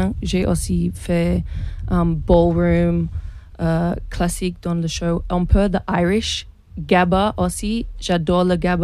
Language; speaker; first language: French; non-native, learner; English